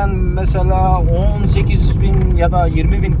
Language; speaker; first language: Turkish; non-native, local second language; Kazakh